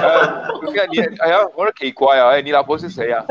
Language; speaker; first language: Chinese; native; Chinese